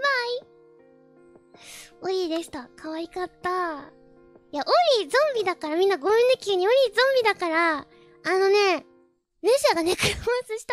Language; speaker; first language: Japanese; native; Japanese